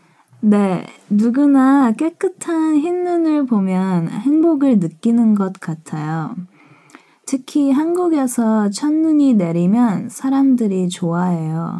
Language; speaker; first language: Korean; early bilingual, heritage; Korean